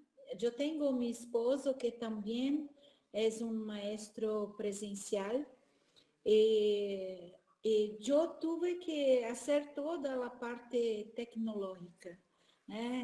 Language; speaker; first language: Portuguese; non-native, learner; Spanish